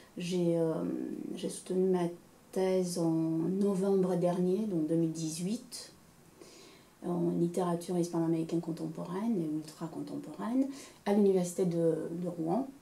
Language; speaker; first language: French; non-native, fluent; Romanian